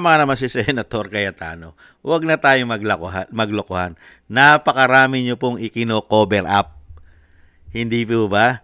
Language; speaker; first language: Filipino; native; Filipino